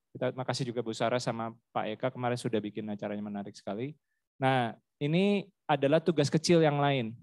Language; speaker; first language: Indonesian; native; Indonesian